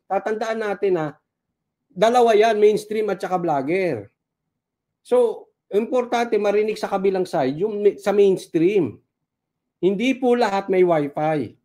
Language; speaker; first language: Filipino; native; Filipino